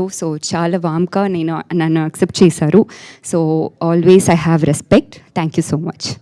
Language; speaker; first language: Telugu; non-native, learner; Tamil